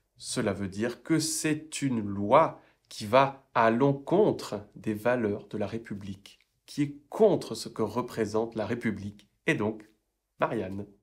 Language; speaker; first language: French; native; French